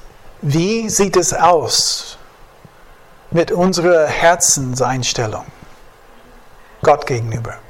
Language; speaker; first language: German; non-native, fluent; English